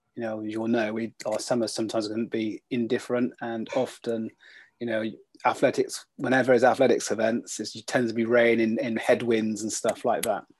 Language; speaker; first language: English; native; English